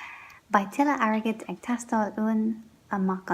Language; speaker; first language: Irish; non-native, local second language; English